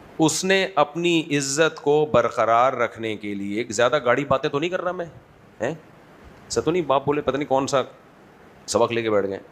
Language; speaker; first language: Urdu; native; Urdu